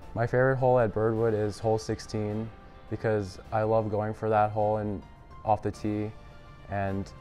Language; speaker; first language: English; native; English